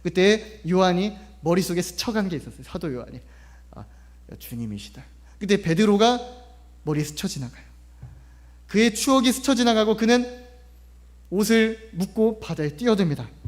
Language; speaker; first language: Korean; native; Korean